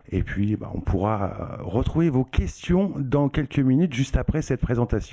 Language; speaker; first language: French; native; French